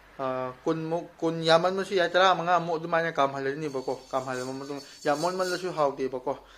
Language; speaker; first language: Manipuri; non-native, local second language; Rongmei Naga